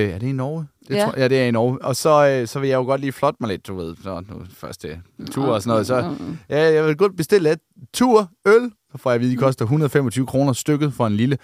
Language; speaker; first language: Danish; native; Danish